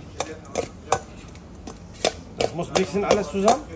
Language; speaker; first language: German; non-native, learner; Turkish